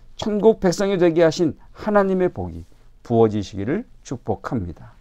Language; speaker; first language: Korean; native; Korean